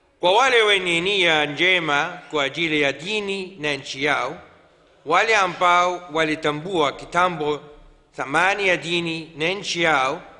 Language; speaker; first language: Swahili; non-native, fluent; Arabic